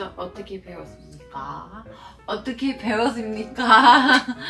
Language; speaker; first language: Korean; non-native, fluent; German